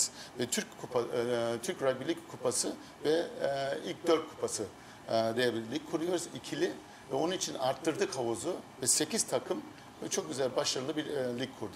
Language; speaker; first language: Turkish; early bilingual, heritage; Turkish